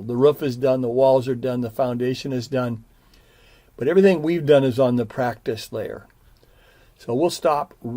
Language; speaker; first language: English; native; English